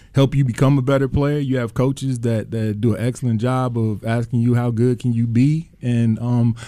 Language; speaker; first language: English; native; English